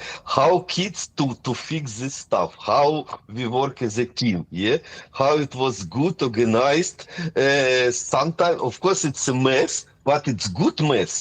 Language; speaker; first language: English; non-native, fluent; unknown